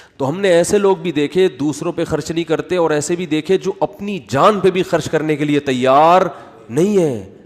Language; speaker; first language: Urdu; native; Urdu